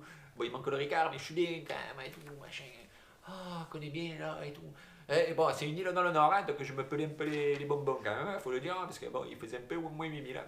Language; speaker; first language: French; native; French